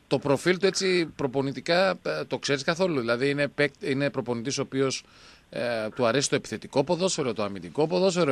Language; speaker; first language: Greek; native; Greek